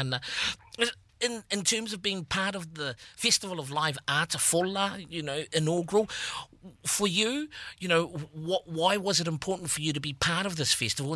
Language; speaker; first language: English; native; English